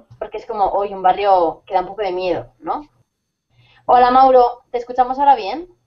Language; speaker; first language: Spanish; native; Spanish